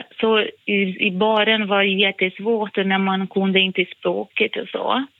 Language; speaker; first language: Swedish; non-native, fluent; Portuguese